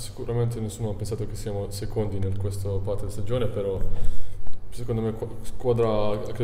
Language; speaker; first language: Italian; non-native, learner; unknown